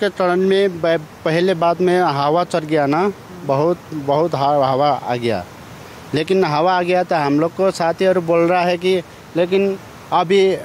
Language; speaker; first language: Hindi; non-native, learner; Nepali